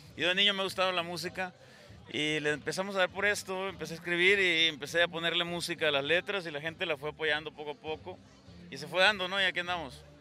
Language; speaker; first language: Spanish; native; Spanish